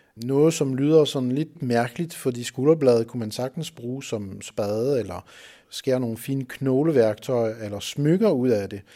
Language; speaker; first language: Danish; non-native, fluent; French